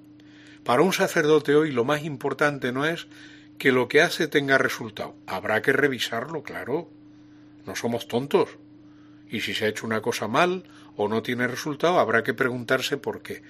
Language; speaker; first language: Spanish; native; Spanish